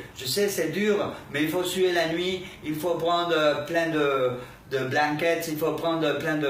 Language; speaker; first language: French; non-native, fluent; Spanish